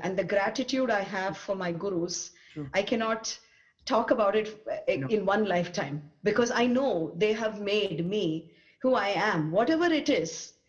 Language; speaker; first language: English; non-native, local second language; Tamil